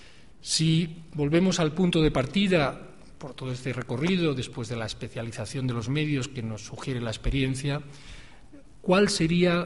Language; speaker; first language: Spanish; native; Spanish